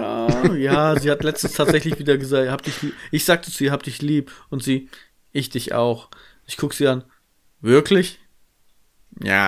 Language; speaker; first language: German; native; German